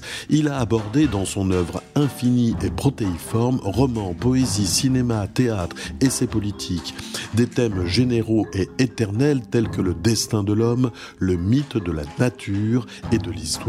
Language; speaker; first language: French; native; French